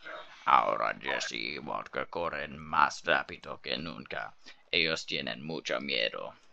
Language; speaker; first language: Spanish; non-native, learner; English